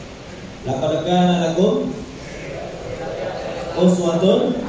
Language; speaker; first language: Arabic; non-native, fluent; Indonesian